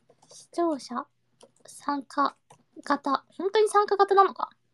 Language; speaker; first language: Japanese; early bilingual, heritage; Japanese